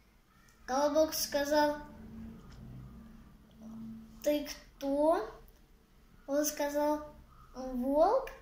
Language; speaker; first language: Russian; non-native, learner; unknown